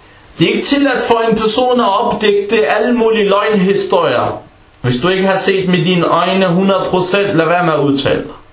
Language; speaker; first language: Danish; early bilingual, other home language; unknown